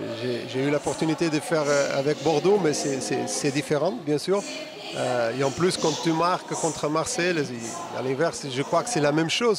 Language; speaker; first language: French; non-native, fluent; Portuguese